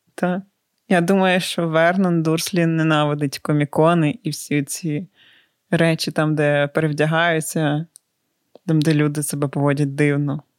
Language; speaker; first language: Ukrainian; native; Ukrainian